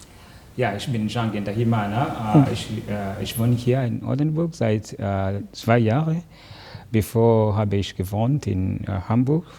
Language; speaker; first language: German; non-native, learner; Kinyarwanda